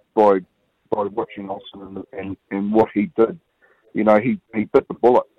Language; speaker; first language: English; native; English